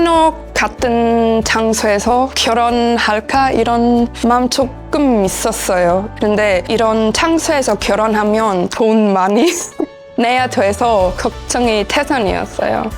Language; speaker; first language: Korean; non-native, learner; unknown